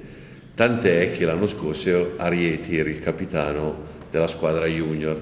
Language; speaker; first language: Italian; native; Italian